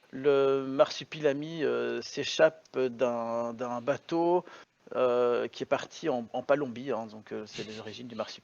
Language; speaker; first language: French; native; French